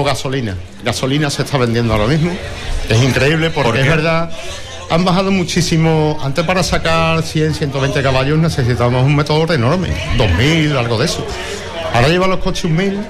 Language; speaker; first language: Spanish; native; Spanish